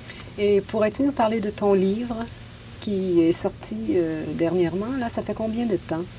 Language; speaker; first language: French; non-native, fluent; German